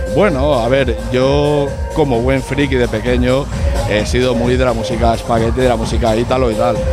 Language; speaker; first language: Spanish; native; Spanish